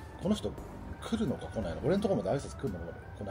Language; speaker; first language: Japanese; native; Japanese